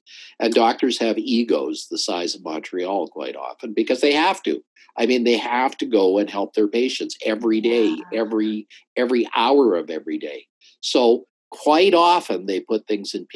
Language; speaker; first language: English; native; English